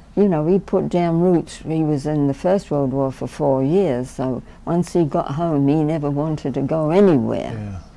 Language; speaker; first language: English; native; English